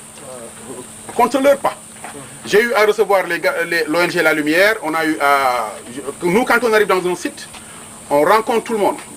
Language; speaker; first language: French; non-native, local second language; Wolof